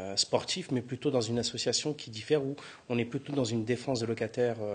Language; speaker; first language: French; native; French